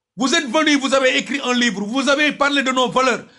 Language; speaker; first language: French; non-native, local second language; Wolof